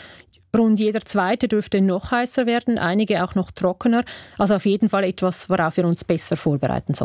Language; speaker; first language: German; native; German